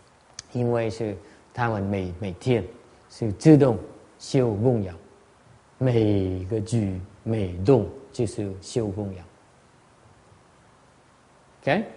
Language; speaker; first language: Chinese; non-native, learner; Vietnamese